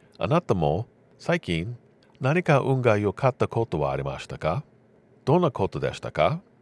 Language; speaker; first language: Japanese; non-native, learner; English